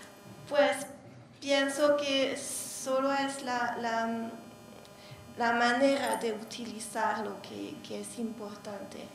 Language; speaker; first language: Spanish; non-native, learner; Hungarian